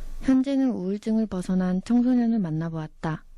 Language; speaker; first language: Korean; native; Korean